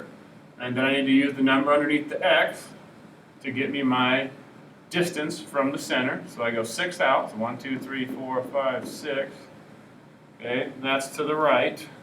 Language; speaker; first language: English; native; English